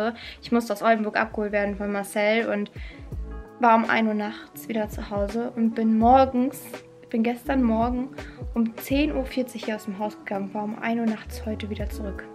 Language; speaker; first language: German; native; German